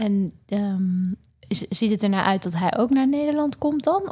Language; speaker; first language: Dutch; native; Dutch